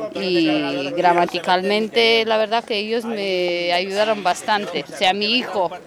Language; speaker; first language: Spanish; non-native, fluent; Romanian